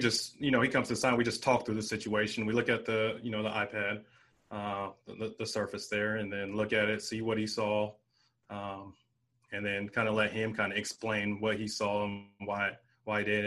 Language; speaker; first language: English; native; English